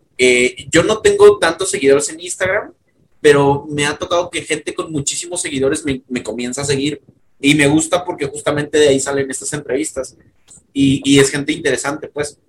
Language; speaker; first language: Spanish; native; Spanish